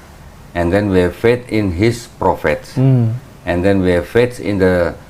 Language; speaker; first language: English; non-native, fluent; Indonesian